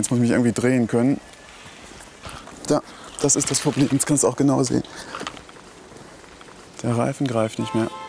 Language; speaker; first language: German; native; German